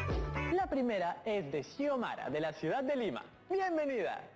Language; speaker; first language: Spanish; native; Spanish